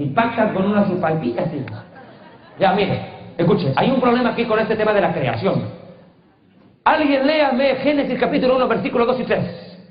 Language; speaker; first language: Spanish; native; Spanish